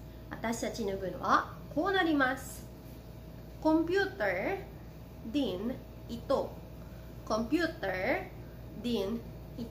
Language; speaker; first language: Japanese; non-native, fluent; Filipino